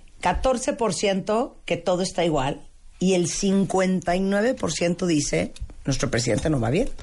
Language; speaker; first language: Spanish; native; Spanish